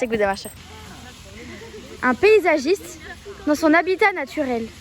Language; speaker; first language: French; native; French